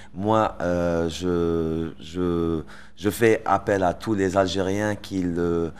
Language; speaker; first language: French; non-native, local second language; Arabic